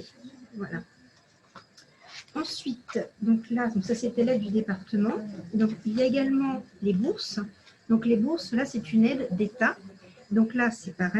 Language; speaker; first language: French; native; French